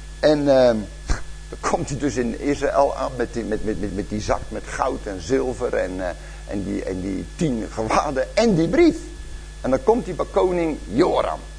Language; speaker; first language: Dutch; native; Dutch